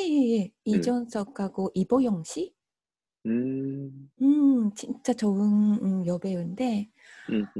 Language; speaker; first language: Korean; non-native, fluent; Japanese